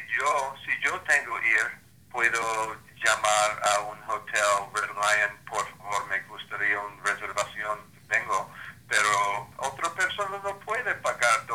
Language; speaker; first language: Spanish; non-native, learner; English